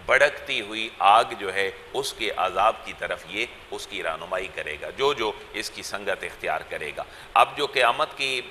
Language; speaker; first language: Urdu; non-native, local second language; Punjabi